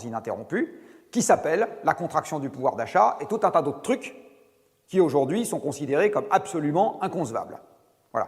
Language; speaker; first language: French; native; French